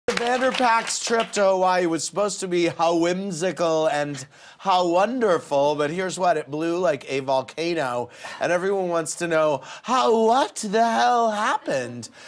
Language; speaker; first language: English; native; English